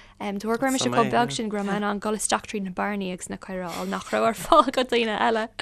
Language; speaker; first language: Irish; non-native, local second language; English